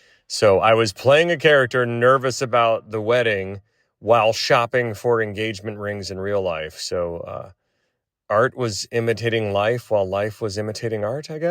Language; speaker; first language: English; native; English